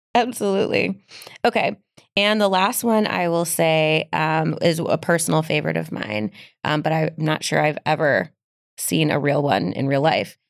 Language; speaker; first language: English; native; English